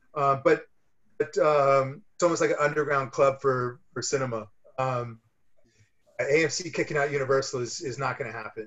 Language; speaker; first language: English; native; English